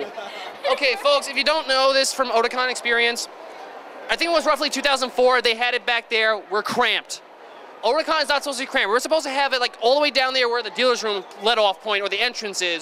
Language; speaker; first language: English; native; English